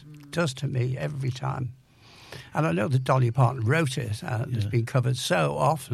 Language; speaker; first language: English; native; English